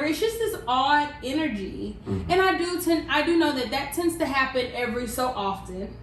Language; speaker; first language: English; native; English